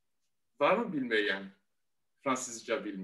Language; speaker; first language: Turkish; non-native, fluent; Malagasy